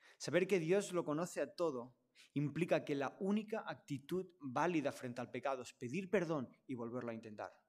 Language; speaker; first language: Spanish; non-native, local second language; Catalan